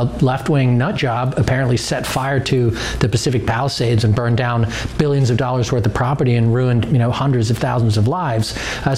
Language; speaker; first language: English; native; English